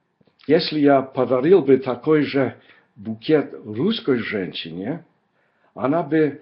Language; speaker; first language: Russian; non-native, fluent; English